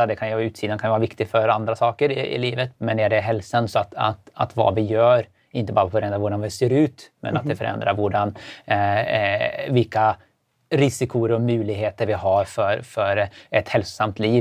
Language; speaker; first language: Swedish; native; Swedish